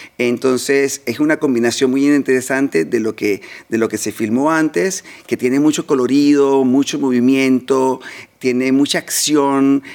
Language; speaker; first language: Spanish; native; Spanish